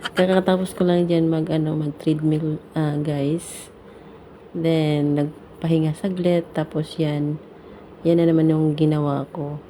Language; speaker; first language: Filipino; non-native, local second language; Cebuano